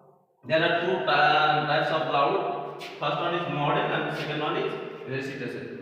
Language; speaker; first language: English; non-native, local second language; Bangla